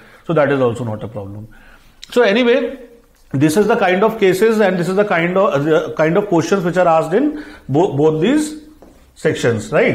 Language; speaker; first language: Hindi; native; Hindi